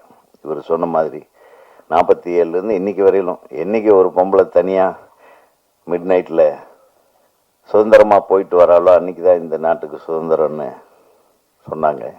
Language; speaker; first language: Tamil; native; Tamil